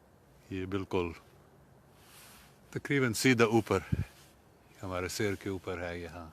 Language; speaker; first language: Urdu; non-native, fluent; English